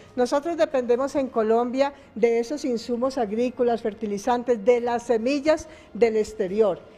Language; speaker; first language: Spanish; native; Spanish